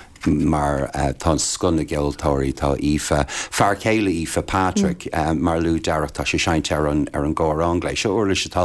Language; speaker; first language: Irish; native; Irish